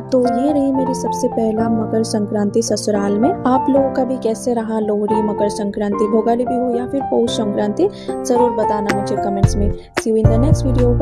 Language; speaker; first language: Hindi; non-native, local second language; Bangla